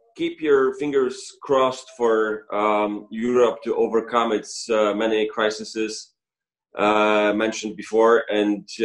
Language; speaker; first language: English; non-native, fluent; Polish